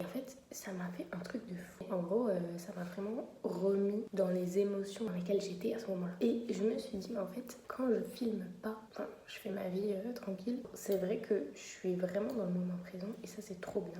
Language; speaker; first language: French; native; French